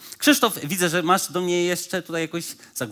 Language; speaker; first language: Polish; native; Polish